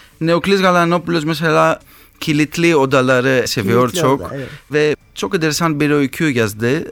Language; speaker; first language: Turkish; non-native, learner; Greek